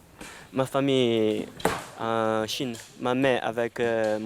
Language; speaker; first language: French; non-native, learner; Chinese